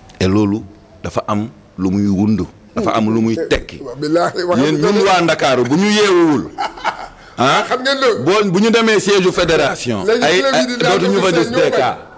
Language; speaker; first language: Wolof; native; Wolof